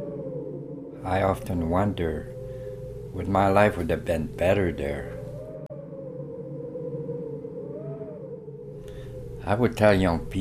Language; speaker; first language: English; non-native, fluent; French